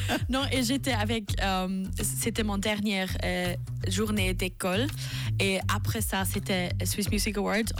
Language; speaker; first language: French; non-native, learner; German